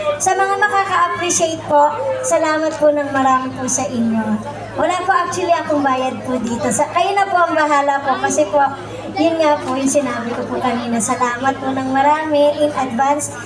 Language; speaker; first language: Filipino; native; Filipino